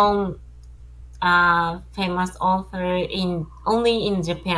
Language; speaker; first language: English; non-native, learner; Japanese